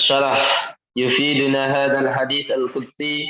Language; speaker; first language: Arabic; non-native, learner; Indonesian